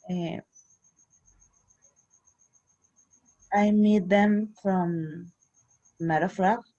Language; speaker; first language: English; non-native, learner; Spanish